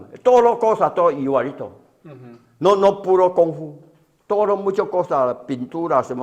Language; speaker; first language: Spanish; non-native, learner; Chinese